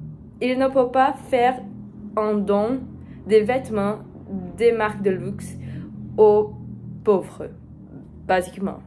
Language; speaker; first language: French; non-native, learner; Portuguese